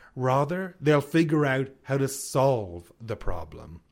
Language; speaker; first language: English; native; English